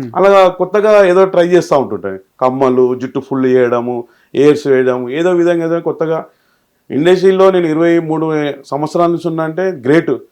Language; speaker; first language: Telugu; native; Telugu